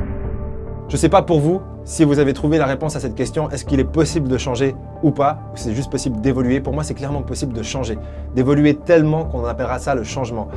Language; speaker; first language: French; native; French